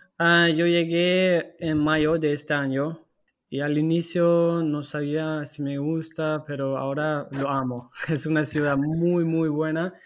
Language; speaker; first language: Spanish; non-native, fluent; German